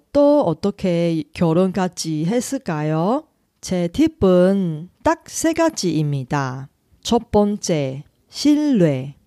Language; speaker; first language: Korean; non-native, fluent; Chinese